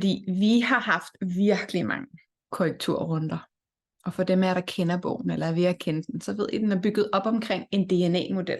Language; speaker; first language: Danish; native; Danish